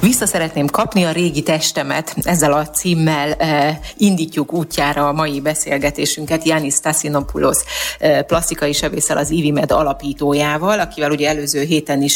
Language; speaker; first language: Hungarian; native; Hungarian